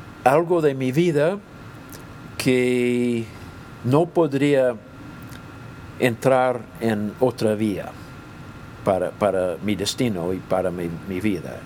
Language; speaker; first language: Spanish; non-native, fluent; English